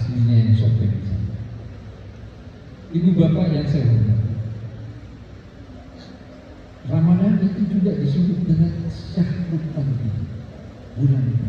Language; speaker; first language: Indonesian; non-native, local second language; Buginese